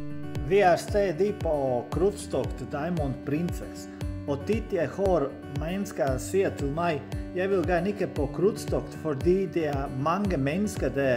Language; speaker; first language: Swedish; non-native, learner; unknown